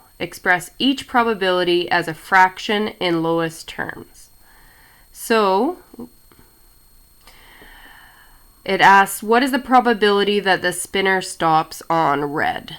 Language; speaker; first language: English; native; English